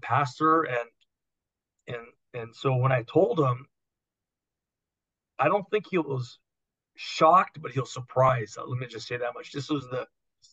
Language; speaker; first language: English; native; English